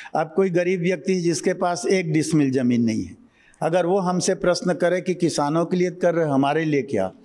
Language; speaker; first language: Hindi; native; Hindi